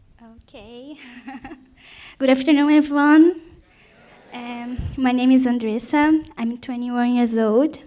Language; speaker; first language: English; non-native, fluent; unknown